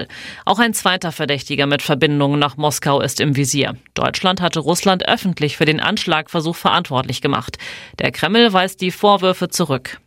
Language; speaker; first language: German; native; German